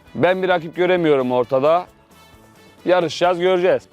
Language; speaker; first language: Turkish; native; Turkish